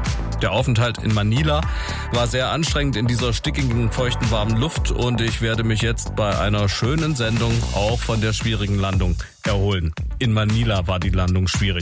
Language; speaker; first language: German; native; German